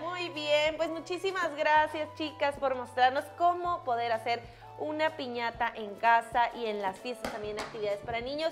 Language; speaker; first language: Spanish; native; Spanish